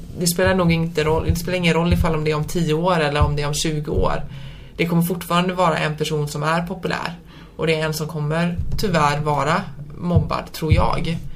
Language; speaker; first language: Swedish; early bilingual, other home language; Polish